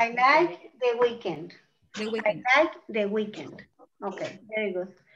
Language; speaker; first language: English; non-native, fluent; Spanish